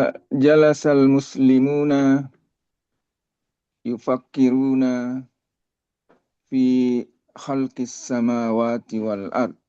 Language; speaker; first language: Arabic; non-native, learner; Indonesian